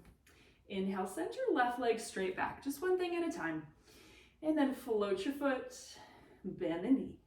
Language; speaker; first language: English; native; English